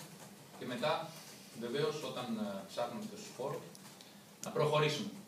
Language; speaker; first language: Greek; non-native, learner; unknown